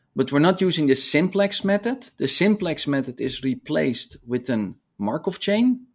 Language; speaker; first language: English; non-native, fluent; Dutch